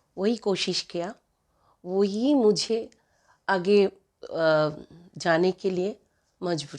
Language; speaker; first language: Hindi; non-native, local second language; Bangla